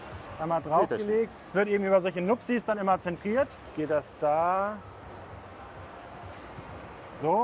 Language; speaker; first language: German; native; German